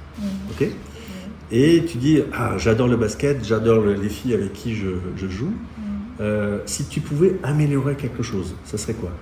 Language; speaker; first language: French; native; French